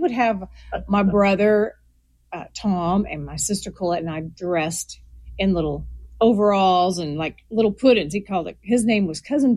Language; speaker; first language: English; native; English